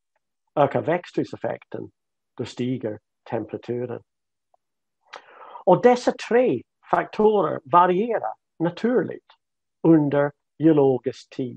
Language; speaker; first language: Swedish; non-native, fluent; English